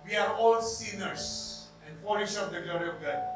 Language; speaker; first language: English; non-native, local second language; Filipino